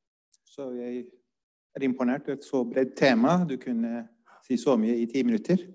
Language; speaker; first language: Norwegian; non-native, fluent; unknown